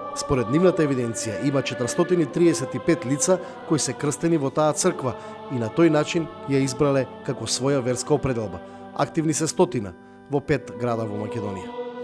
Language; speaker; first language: Macedonian; native; Macedonian